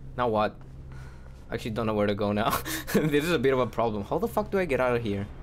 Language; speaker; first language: English; non-native, fluent; Spanish